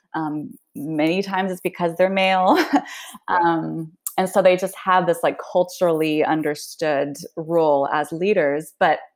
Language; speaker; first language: English; early bilingual, other home language; Swedish